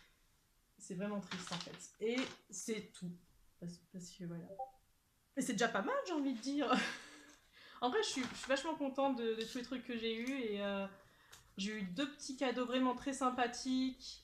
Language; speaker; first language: French; native; French